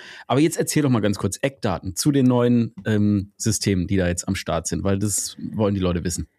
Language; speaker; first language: German; native; German